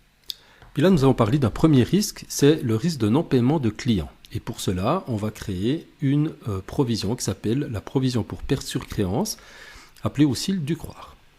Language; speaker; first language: French; native; French